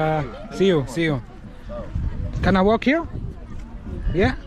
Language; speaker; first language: English; non-native, fluent; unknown